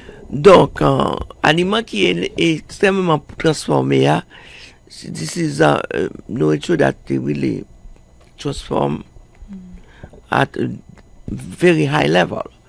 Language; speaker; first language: English; non-native, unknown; Haitian Creole